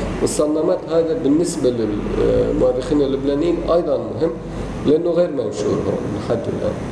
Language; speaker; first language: Arabic; non-native, fluent; Turkish